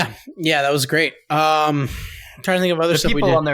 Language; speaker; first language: English; native; English